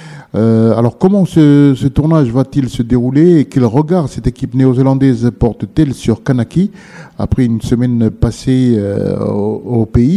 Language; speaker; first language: French; native; French